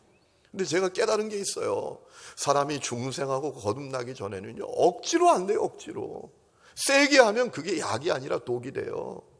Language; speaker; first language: Korean; native; Korean